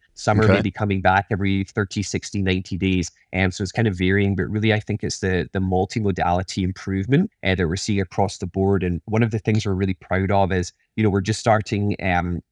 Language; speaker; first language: English; native; English